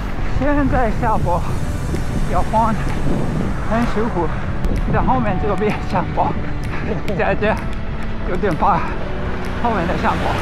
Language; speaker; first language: Chinese; non-native, learner; Japanese